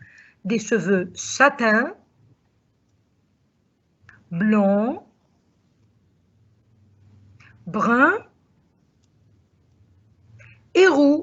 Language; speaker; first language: French; non-native, fluent; Arabic